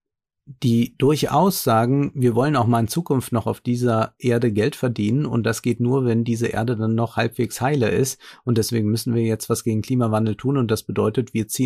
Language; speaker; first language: German; native; German